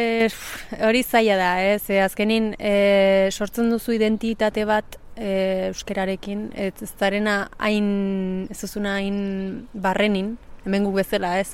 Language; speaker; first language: Basque; early bilingual, other home language; Spanish